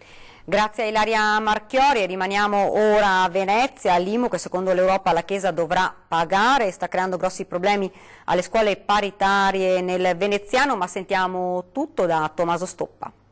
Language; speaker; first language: Italian; native; Italian